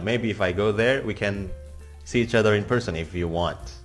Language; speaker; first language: English; non-native, fluent; Indonesian